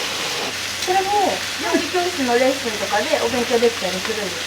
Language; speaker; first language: Japanese; native; Japanese